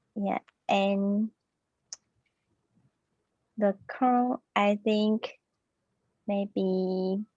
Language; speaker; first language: English; non-native, learner; Chinese